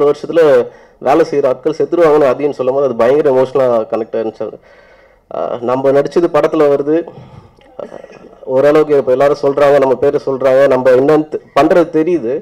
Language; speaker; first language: Tamil; native; Tamil